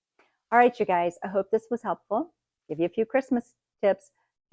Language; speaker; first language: English; native; English